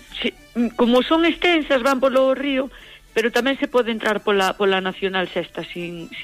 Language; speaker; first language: Galician; native; Galician